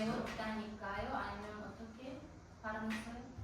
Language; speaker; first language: Korean; non-native, fluent; Uzbek